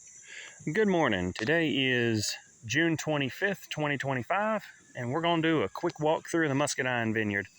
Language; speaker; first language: English; native; English